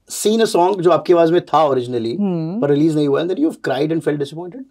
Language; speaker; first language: Hindi; native; Hindi